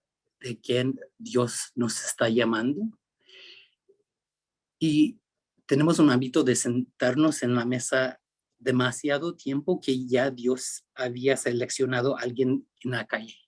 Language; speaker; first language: Spanish; early bilingual, heritage; Spanish